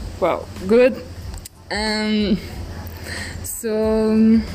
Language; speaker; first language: English; non-native, learner; French